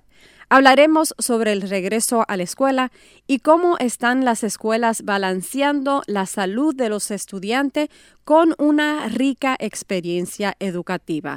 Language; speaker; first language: Spanish; native; Spanish